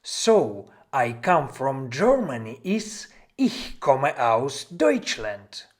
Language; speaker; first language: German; non-native, fluent; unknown